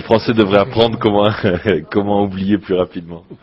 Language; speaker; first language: French; native; French